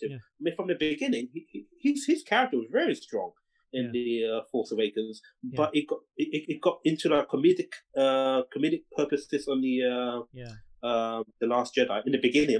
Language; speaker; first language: English; non-native, local second language; Cantonese